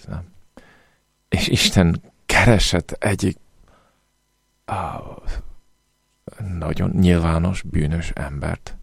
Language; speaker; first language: Hungarian; non-native, fluent; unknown